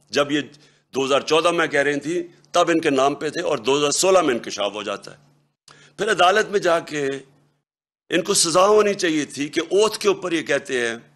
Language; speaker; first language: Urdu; native; Urdu